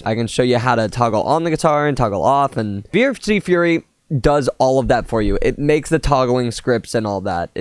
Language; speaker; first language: English; native; English